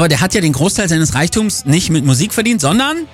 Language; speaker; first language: German; native; German